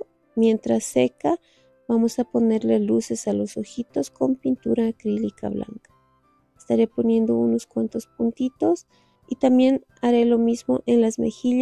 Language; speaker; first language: Spanish; native; Spanish